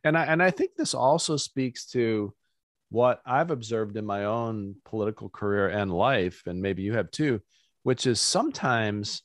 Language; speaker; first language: English; native; English